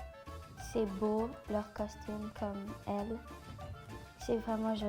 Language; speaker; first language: French; non-native, fluent; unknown